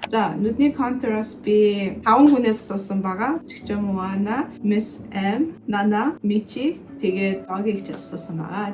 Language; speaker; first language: Mongolian; early bilingual, heritage; Mongolian